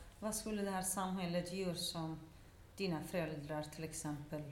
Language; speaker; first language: Swedish; non-native, fluent; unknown